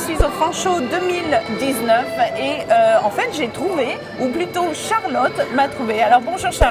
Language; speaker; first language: French; native; French